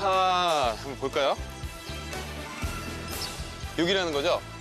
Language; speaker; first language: Korean; native; Korean